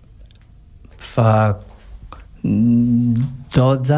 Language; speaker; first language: Catalan; non-native, learner; French